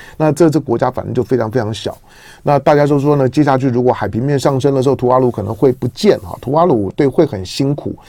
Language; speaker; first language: Chinese; native; Chinese